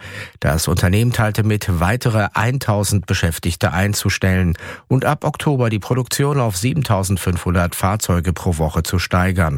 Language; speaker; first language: German; native; German